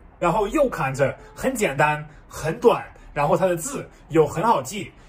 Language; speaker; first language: Chinese; non-native, fluent; German